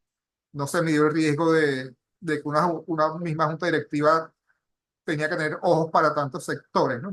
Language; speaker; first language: Spanish; native; Spanish